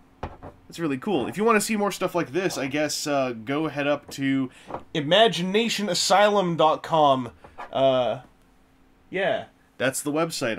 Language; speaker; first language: English; native; English